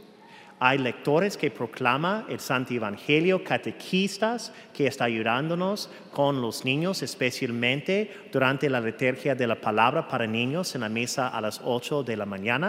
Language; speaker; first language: Spanish; non-native, fluent; English